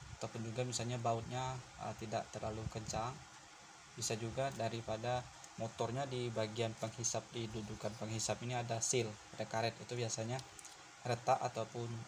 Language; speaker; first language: Indonesian; native; Indonesian